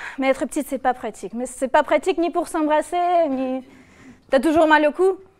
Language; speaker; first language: French; non-native, fluent; Russian